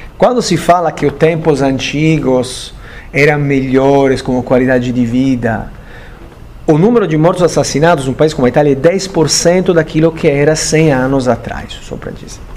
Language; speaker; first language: Portuguese; non-native, fluent; Italian